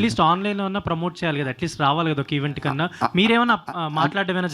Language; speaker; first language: Telugu; native; Telugu